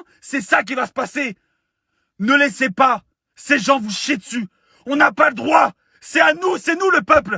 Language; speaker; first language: French; native; French